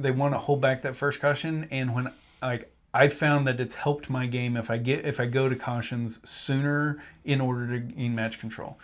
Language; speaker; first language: English; native; English